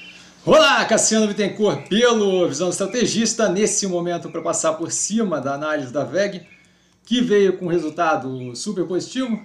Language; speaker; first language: Portuguese; native; Portuguese